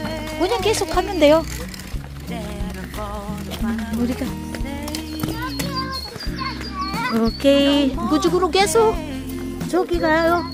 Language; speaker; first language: Korean; non-native, learner; Filipino